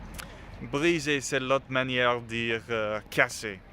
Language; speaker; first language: French; non-native, learner; English